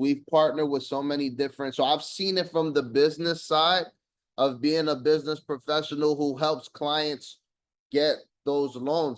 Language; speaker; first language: English; native; English